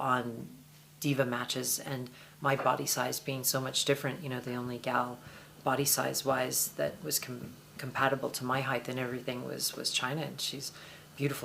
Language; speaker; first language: English; native; English